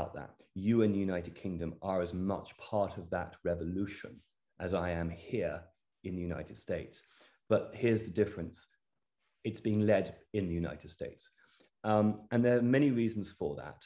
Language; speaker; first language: English; native; English